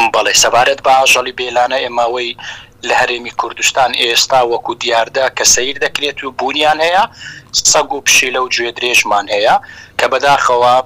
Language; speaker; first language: Central Kurdish; native; Central Kurdish